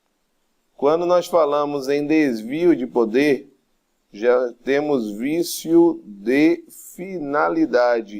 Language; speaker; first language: Portuguese; native; Portuguese